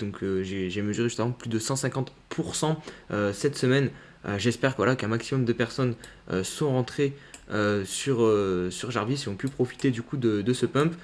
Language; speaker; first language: French; native; French